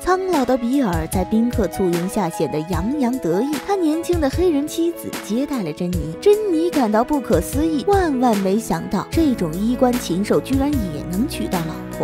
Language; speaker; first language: Chinese; native; Chinese